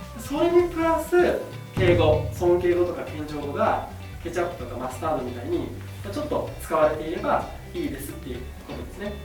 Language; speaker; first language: Japanese; native; Japanese